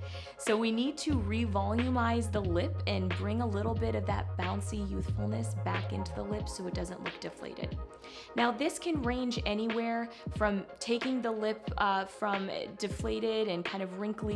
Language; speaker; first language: English; native; English